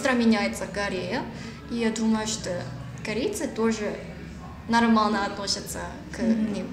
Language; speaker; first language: Russian; non-native, learner; Korean